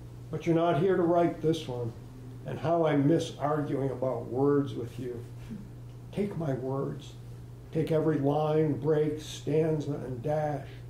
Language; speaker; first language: English; native; English